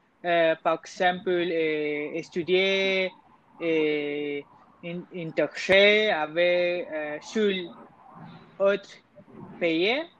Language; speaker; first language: French; non-native, learner; Spanish